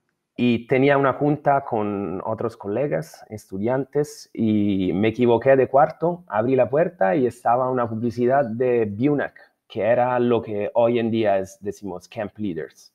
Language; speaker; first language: Spanish; non-native, fluent; Italian